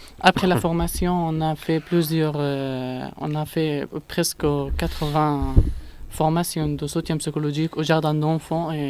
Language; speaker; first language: French; non-native, learner; Arabic